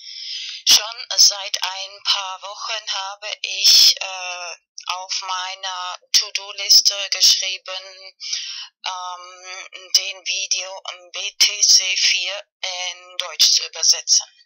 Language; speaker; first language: German; non-native, learner; Spanish